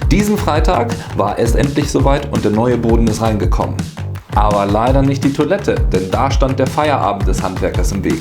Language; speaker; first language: German; native; German